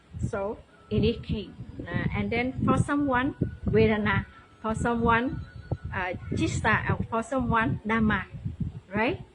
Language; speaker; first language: English; non-native, learner; Vietnamese